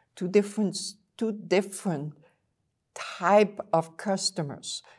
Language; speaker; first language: English; non-native, fluent; French